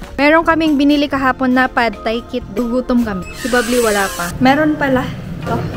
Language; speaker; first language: Filipino; native; Filipino